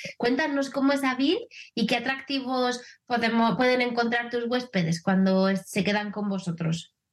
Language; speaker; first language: Spanish; native; Spanish